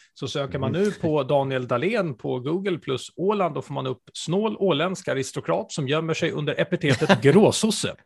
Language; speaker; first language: Swedish; native; Swedish